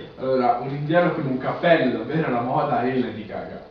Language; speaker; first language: Italian; native; Italian